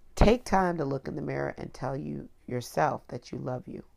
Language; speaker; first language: English; native; English